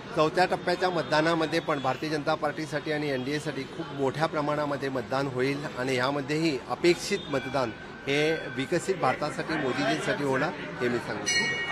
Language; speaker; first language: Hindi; non-native, local second language; Konkani